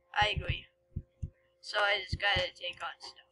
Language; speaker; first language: English; native; English